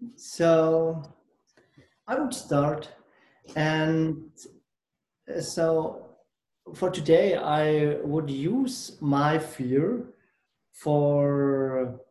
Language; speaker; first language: English; non-native, learner; German